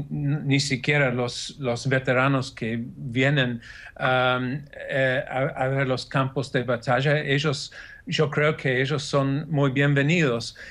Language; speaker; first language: Spanish; non-native, fluent; English